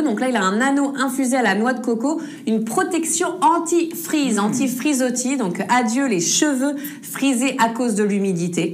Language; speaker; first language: French; native; French